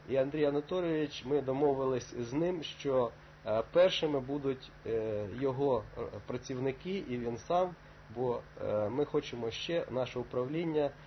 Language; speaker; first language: Ukrainian; native; Ukrainian